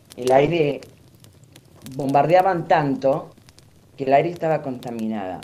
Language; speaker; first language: Spanish; non-native, fluent; Armenian